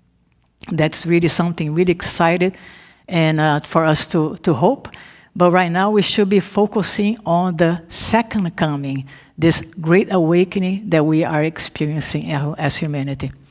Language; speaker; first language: English; non-native, fluent; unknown